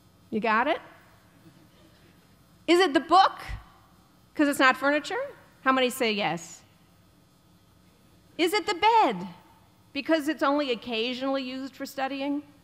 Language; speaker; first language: English; native; English